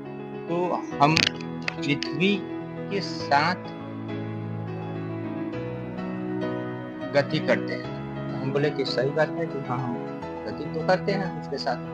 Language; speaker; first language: Hindi; native; Hindi